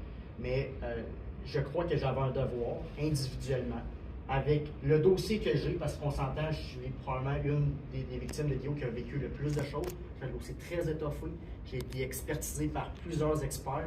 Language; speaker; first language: French; native; French